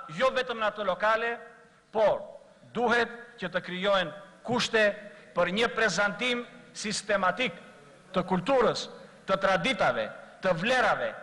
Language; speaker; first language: Albanian; non-native, local second language; Greek